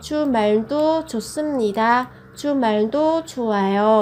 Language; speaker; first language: Korean; non-native, fluent; Vietnamese